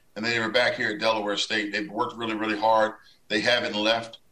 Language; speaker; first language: English; native; English